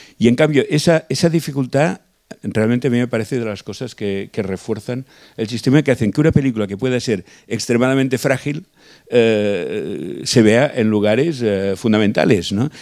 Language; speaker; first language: Spanish; non-native, local second language; Catalan